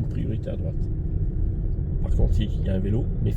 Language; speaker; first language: French; native; French